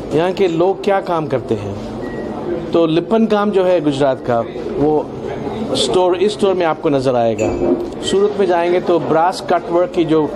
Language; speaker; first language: Hindi; native; Hindi